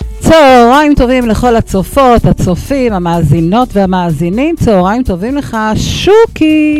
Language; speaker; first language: Hebrew; native; Hebrew